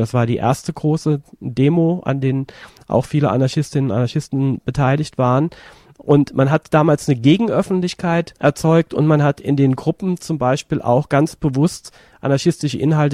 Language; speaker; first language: German; native; German